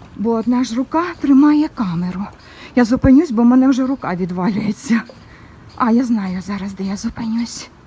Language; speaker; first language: Ukrainian; non-native, local second language; Russian